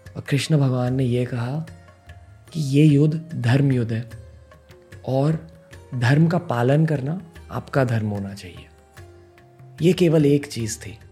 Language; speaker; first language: Hindi; non-native, local second language; English